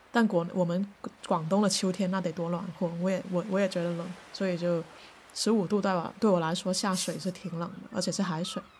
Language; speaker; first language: Chinese; non-native, local second language; Cantonese